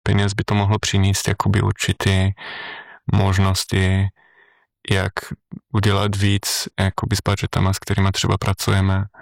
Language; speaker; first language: Czech; non-native, fluent; Slovenian